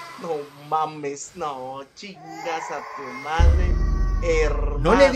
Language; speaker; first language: Spanish; native; Spanish